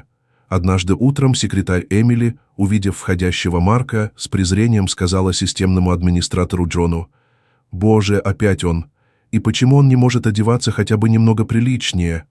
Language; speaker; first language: Russian; native; Russian